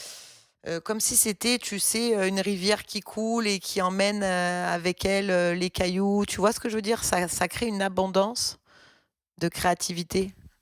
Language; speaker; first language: French; native; French